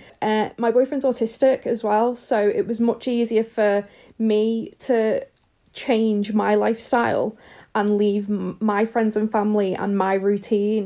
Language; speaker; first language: English; native; English